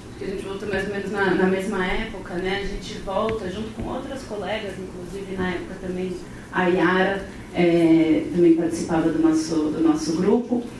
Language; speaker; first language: Portuguese; native; Portuguese